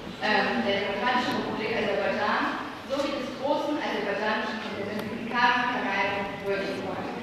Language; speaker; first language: German; native; German